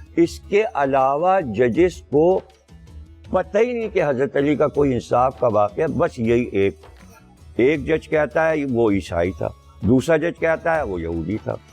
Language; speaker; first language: Urdu; native; Urdu